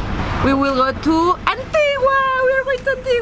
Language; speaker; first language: English; non-native, learner; Spanish